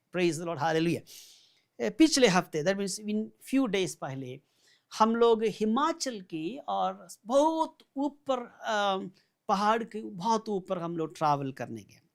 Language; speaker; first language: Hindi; non-native, local second language; Malayalam